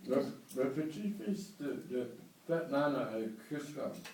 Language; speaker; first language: French; non-native, learner; English